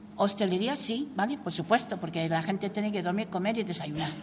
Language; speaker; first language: Spanish; non-native, fluent; English